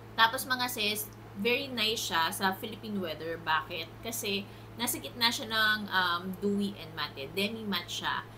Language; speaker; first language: Filipino; native; Filipino